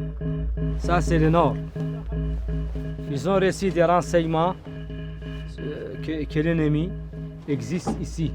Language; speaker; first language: French; non-native, local second language; Arabic